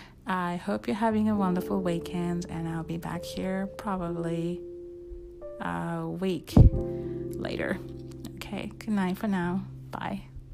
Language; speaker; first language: English; non-native, fluent; Japanese